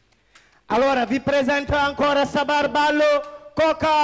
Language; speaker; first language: Italian; non-native, fluent; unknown